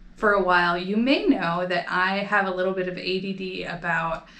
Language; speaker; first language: English; native; English